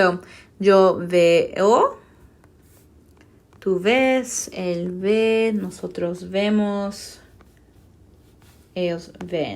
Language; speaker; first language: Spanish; non-native, fluent; English